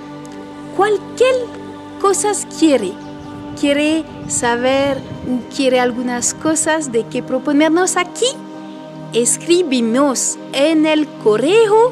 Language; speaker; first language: Spanish; non-native, learner; French